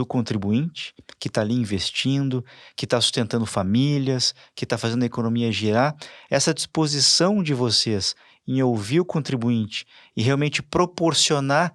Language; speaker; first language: Portuguese; native; Portuguese